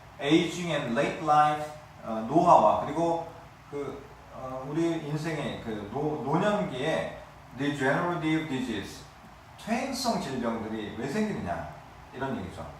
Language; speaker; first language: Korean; native; Korean